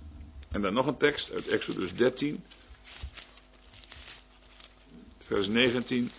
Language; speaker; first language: Dutch; native; Dutch